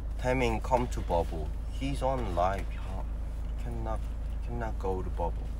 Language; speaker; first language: English; non-native, learner; Korean